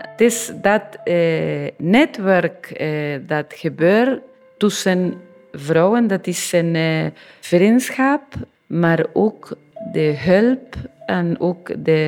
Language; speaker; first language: Dutch; non-native, learner; Spanish